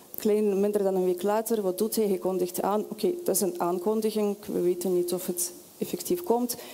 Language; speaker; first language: Dutch; non-native, fluent; Russian